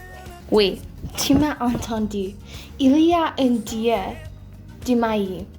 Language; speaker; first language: French; non-native, local second language; English